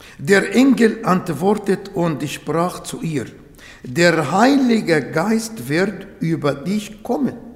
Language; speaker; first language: German; non-native, learner; Arabic